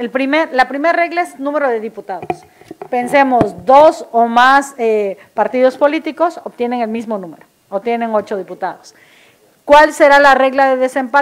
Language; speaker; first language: Spanish; native; Spanish